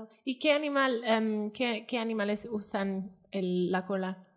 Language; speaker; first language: Spanish; non-native, fluent; Welsh